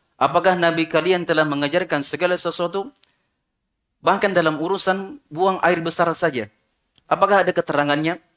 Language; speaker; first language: Malay; non-native, local second language; Sundanese